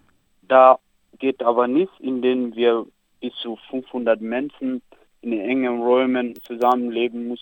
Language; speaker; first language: German; non-native, learner; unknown